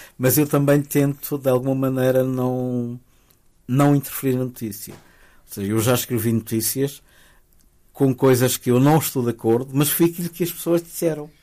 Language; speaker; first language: Portuguese; early bilingual, other home language; Spanish